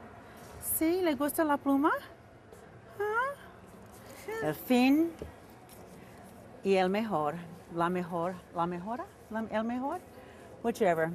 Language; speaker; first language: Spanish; early bilingual, heritage; Spanish